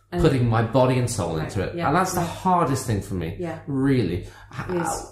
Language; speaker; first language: English; native; English